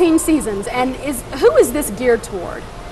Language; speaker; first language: English; native; English